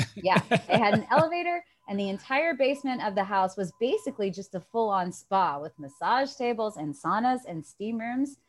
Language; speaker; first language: English; native; English